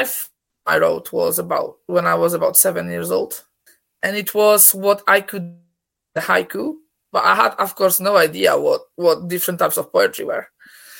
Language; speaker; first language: English; non-native, fluent; Polish